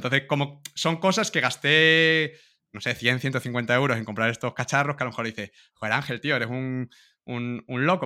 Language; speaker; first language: Spanish; native; Spanish